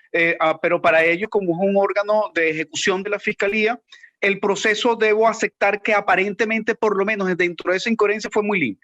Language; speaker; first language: Spanish; native; Spanish